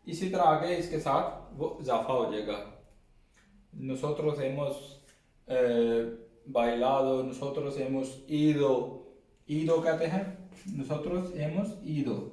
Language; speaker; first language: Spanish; non-native, fluent; Urdu